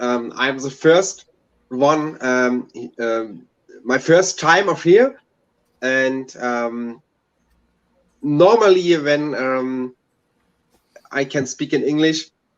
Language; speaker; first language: English; non-native, learner; German